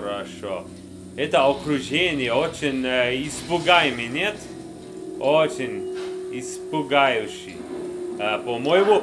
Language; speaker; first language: Russian; non-native, learner; English